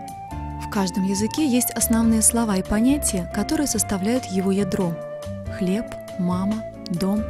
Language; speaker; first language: Russian; native; Russian